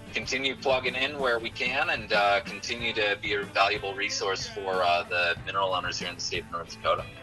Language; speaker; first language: English; native; English